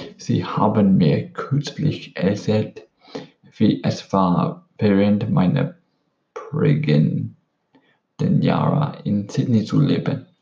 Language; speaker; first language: German; non-native, learner; English